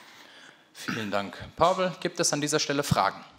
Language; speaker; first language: German; native; German